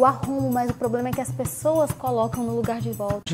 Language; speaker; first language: Portuguese; native; Portuguese